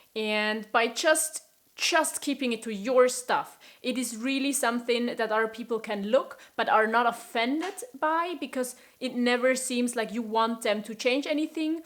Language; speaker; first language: English; non-native, fluent; German